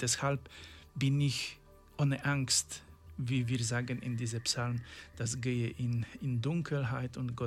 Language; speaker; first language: German; non-native, learner; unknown